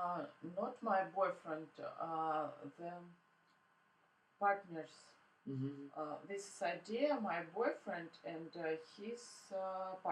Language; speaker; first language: English; non-native, learner; Russian